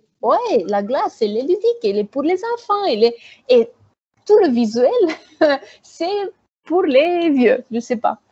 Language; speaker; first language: French; non-native, fluent; Romanian